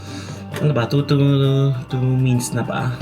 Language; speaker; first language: Filipino; early bilingual, heritage; Filipino